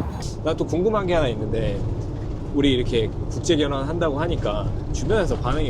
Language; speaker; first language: Korean; native; Korean